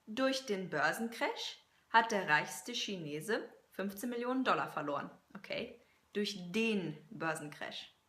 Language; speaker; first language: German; non-native, fluent; English